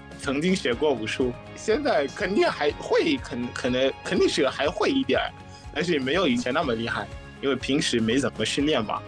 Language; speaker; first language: Chinese; non-native, fluent; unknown